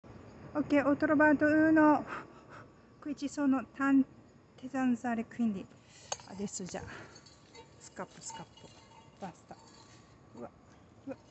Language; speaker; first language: Italian; non-native, learner; Japanese